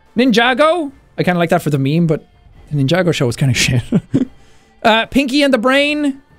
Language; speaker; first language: English; native; English